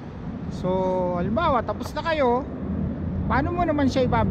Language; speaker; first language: Filipino; native; Filipino